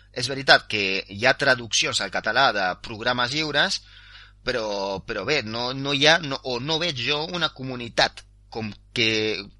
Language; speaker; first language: Catalan; non-native, local second language; Spanish